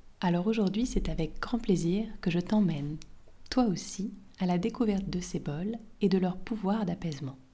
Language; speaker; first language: French; native; French